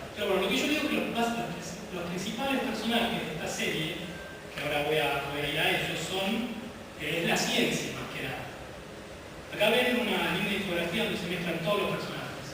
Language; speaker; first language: Spanish; native; Spanish